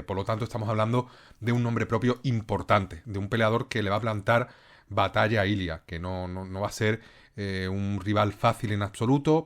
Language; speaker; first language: Spanish; native; Spanish